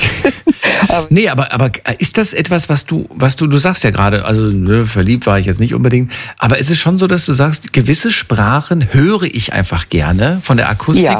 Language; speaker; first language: German; native; German